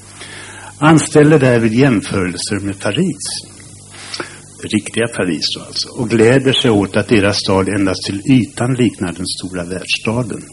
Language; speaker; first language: Swedish; native; Swedish